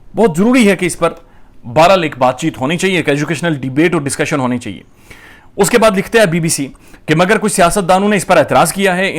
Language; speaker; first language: Urdu; native; Urdu